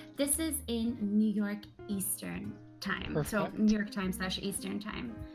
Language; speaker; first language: English; early bilingual, other home language; German